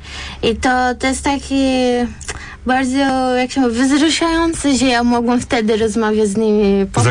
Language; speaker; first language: Polish; non-native, fluent; Portuguese